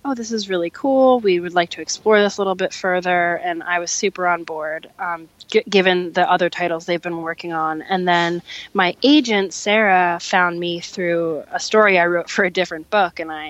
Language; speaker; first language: English; native; English